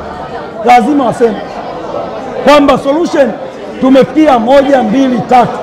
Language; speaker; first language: Swahili; native; Swahili